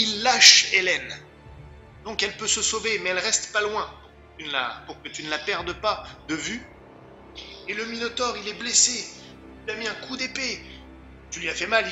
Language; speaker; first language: French; native; French